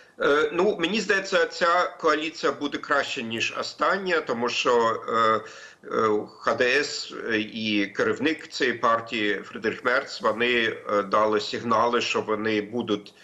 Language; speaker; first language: Ukrainian; non-native, fluent; German